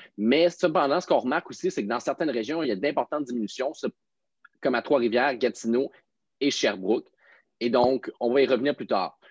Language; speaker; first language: French; native; French